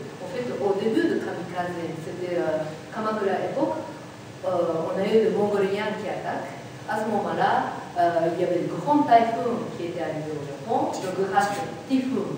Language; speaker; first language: French; non-native, learner; Japanese